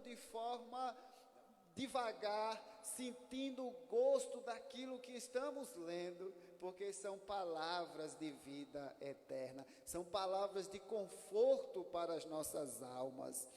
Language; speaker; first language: Portuguese; native; Portuguese